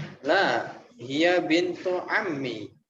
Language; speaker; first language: Arabic; non-native, fluent; Indonesian